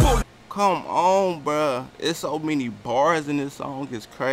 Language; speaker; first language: English; native; English